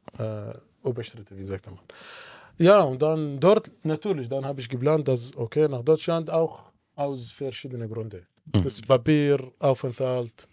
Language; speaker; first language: German; non-native, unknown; Arabic